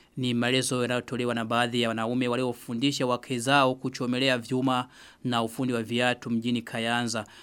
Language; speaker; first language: Swahili; non-native, local second language; Rundi